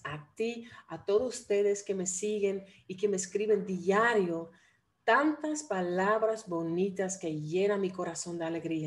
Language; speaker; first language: Spanish; non-native, fluent; Dutch